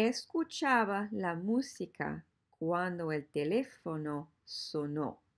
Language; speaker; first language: Spanish; non-native, fluent; English